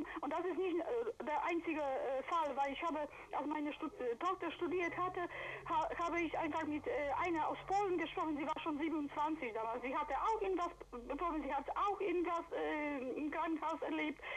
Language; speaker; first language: German; non-native, fluent; Polish